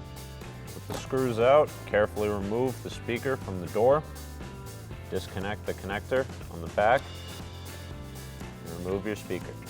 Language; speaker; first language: English; native; English